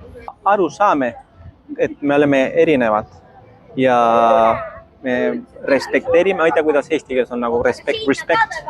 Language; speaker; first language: Estonian; non-native, fluent; Spanish